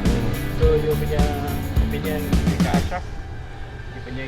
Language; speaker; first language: Malay; native; Malay